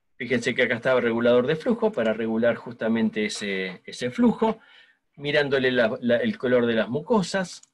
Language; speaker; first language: Spanish; native; Spanish